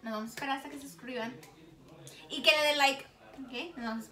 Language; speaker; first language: Spanish; early bilingual, heritage; Spanish